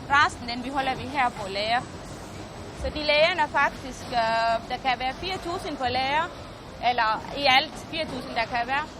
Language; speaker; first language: Danish; non-native, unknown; Tamil